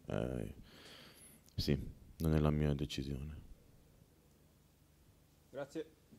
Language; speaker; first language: Italian; non-native, learner; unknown